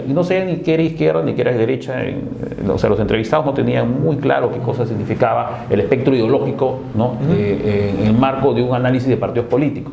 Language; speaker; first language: Spanish; native; Spanish